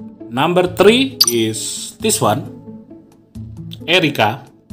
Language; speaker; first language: English; non-native, learner; Indonesian